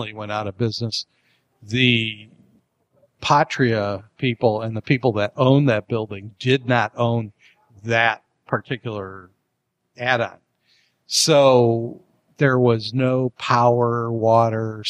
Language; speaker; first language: English; native; English